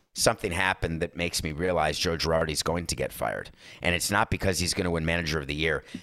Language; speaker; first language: English; native; English